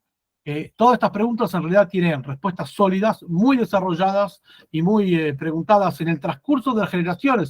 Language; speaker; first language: Spanish; native; Spanish